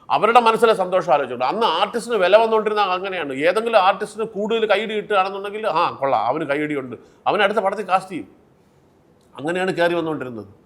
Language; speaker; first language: Malayalam; native; Malayalam